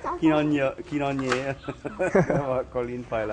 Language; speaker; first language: Vietnamese; non-native, learner; German